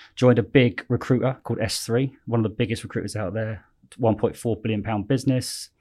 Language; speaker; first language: English; native; English